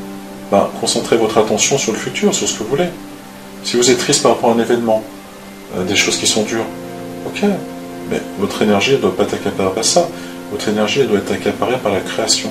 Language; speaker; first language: French; native; French